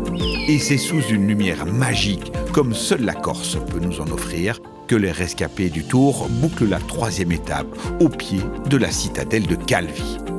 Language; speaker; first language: French; native; French